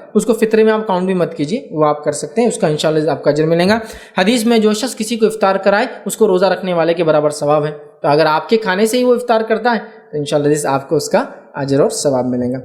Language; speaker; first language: Urdu; native; Urdu